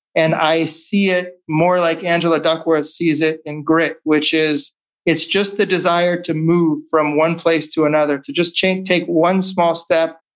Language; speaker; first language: English; native; English